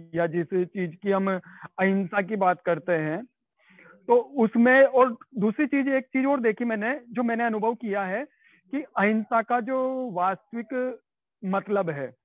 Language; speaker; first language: Hindi; native; Hindi